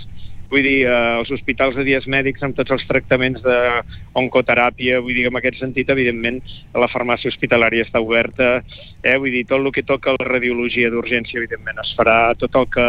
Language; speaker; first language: Catalan; native; Catalan